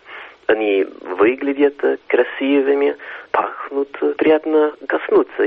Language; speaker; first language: Russian; non-native, fluent; English